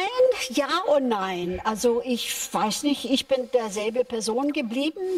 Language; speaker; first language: German; non-native, fluent; English